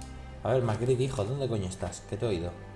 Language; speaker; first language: Spanish; native; Spanish